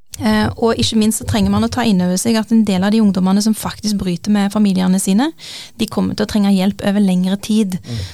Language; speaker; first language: Norwegian; early bilingual, other home language; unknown